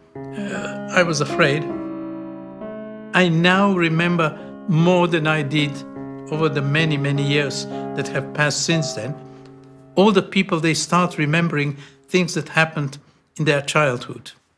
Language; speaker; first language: English; non-native, fluent; Bulgarian